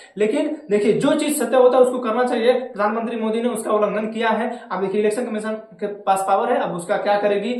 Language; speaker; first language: Hindi; native; Hindi